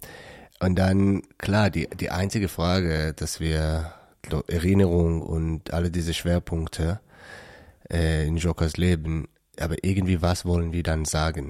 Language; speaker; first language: German; non-native, learner; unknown